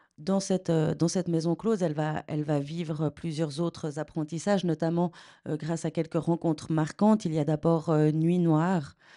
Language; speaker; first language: French; native; French